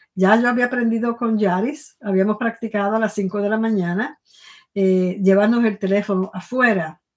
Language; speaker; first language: Spanish; native; Spanish